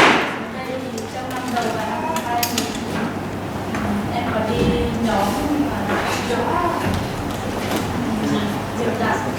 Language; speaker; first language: Vietnamese; non-native, local second language; Hmong